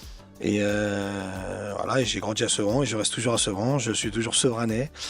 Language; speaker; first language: French; native; French